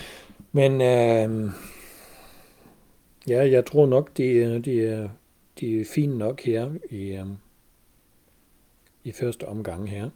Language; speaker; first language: Danish; non-native, fluent; German